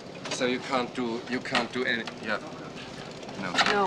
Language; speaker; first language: English; non-native, fluent; German